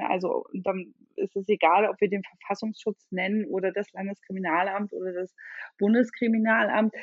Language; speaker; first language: German; native; German